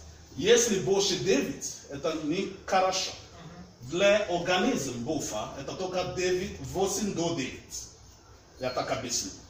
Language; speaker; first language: Russian; non-native, learner; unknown